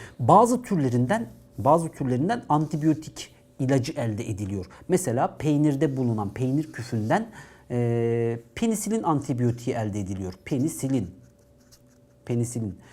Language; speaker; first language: Turkish; native; Turkish